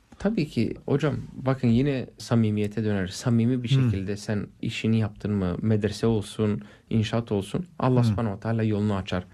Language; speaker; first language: Turkish; non-native, fluent; English